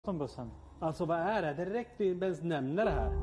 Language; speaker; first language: Swedish; native; Swedish